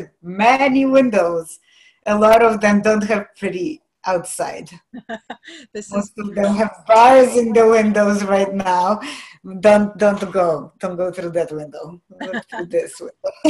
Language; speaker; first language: English; non-native, fluent; Polish